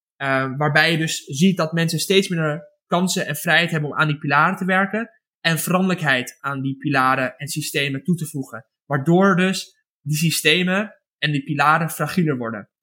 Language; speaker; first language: Dutch; native; Dutch